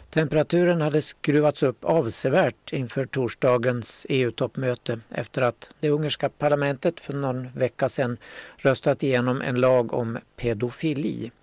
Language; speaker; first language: Swedish; native; Swedish